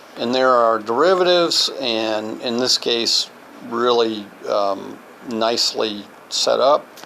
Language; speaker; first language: English; native; English